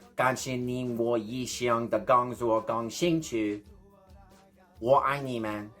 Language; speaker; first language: Chinese; non-native, learner; English